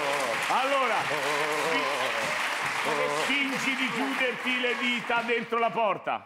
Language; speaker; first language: Italian; native; Italian